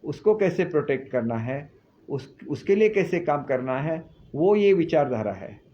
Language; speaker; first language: Hindi; non-native, local second language; Marathi